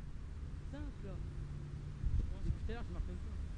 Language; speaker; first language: French; native; French